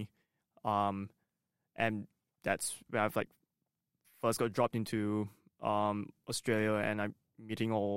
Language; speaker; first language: English; non-native, local second language; Cantonese